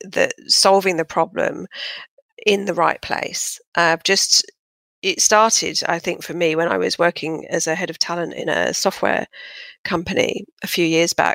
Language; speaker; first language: English; native; English